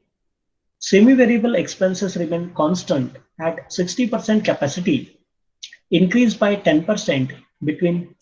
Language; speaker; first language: English; non-native, local second language; Marathi